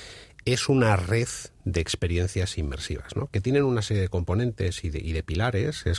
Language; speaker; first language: Spanish; native; Spanish